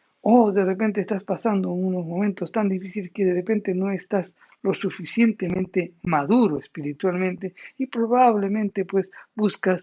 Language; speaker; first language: Spanish; native; Spanish